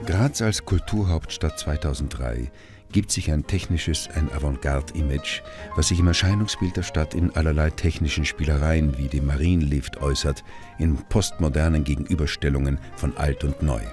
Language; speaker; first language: German; native; German